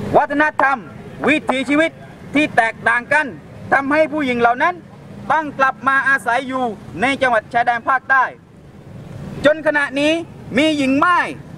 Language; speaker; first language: Thai; non-native, local second language; Pattani Malay